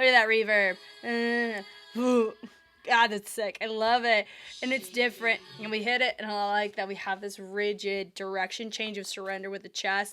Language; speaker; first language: English; native; English